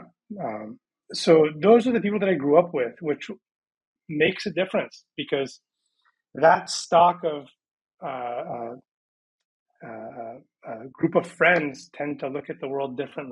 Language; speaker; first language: English; early bilingual, other home language; Persian